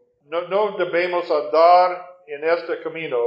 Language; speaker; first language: Spanish; non-native, fluent; English